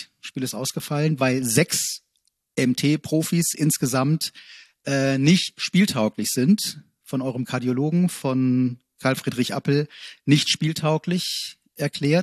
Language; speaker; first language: German; native; German